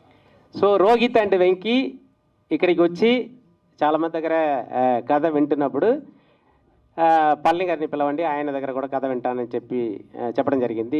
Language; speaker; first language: Telugu; native; Telugu